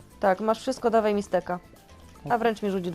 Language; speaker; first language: Polish; native; Polish